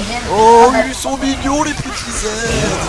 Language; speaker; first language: French; native; French